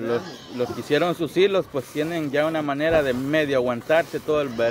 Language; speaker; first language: Spanish; native; Spanish